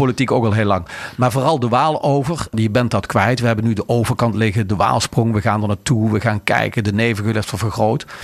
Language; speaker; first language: Dutch; native; Dutch